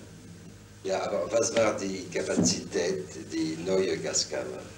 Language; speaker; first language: German; non-native, fluent; French